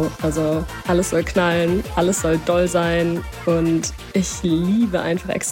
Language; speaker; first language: German; native; German